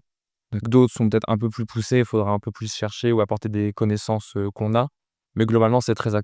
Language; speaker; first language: French; native; French